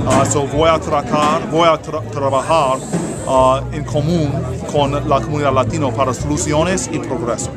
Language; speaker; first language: Spanish; non-native, learner; English